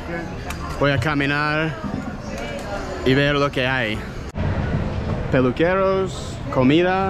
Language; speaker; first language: Spanish; non-native, fluent; English